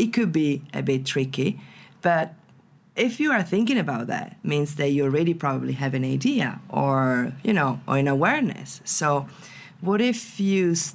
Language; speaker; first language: English; non-native, fluent; Italian